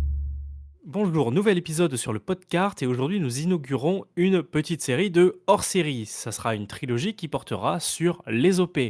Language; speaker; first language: French; native; French